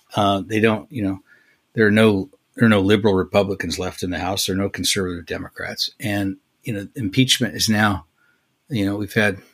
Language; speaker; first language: English; native; English